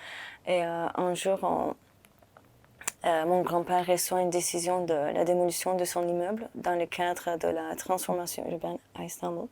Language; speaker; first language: French; non-native, fluent; Turkish